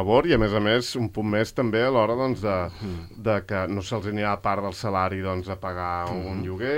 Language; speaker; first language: Catalan; native; Catalan